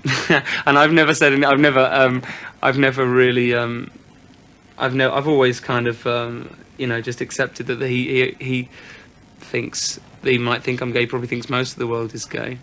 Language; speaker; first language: English; native; English